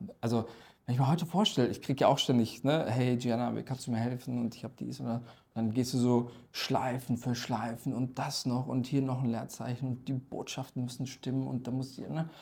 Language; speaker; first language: German; early bilingual, other home language; Turkish